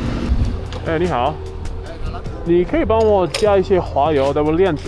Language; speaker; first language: Chinese; non-native, fluent; English